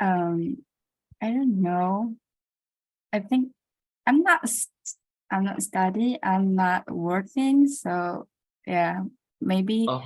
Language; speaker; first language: English; non-native, learner; Indonesian